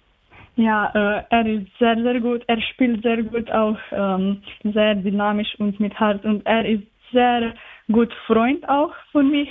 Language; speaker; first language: German; non-native, learner; Slovenian